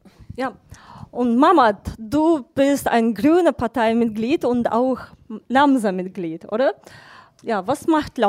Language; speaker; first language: German; non-native, fluent; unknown